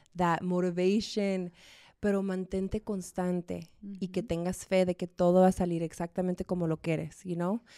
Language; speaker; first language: Spanish; early bilingual, heritage; Spanish